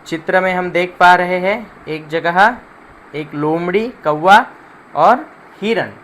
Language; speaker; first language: Hindi; non-native, local second language; Marathi